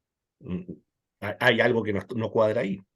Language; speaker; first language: Spanish; native; Spanish